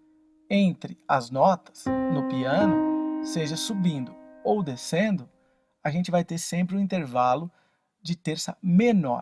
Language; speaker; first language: Portuguese; native; Portuguese